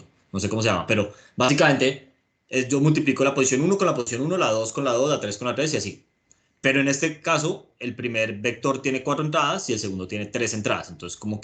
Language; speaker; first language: Spanish; native; Spanish